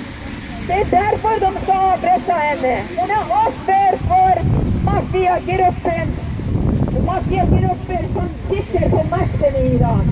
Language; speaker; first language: Swedish; non-native, fluent; Persian